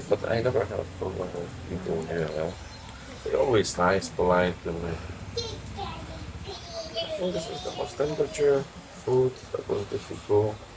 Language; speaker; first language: English; non-native, learner; Polish